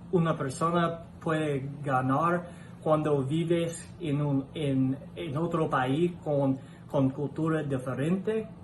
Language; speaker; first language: Spanish; non-native, learner; English